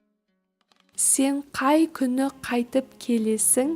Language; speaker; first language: Kazakh; native; Kazakh